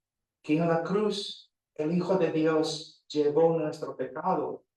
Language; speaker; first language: Spanish; non-native, fluent; English